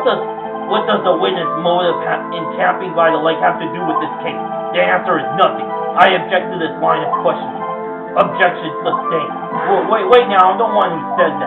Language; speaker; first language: English; native; English